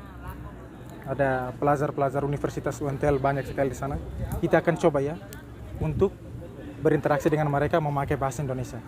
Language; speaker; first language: Indonesian; non-native, local second language; Tetum